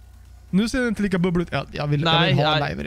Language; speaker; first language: Swedish; native; Swedish